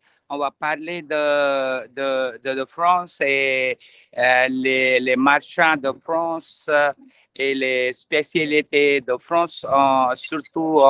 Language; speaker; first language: French; non-native, fluent; Hindi